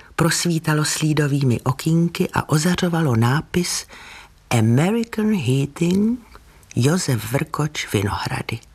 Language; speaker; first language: Czech; native; Czech